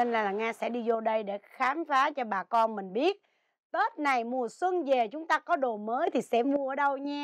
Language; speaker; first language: Vietnamese; native; Vietnamese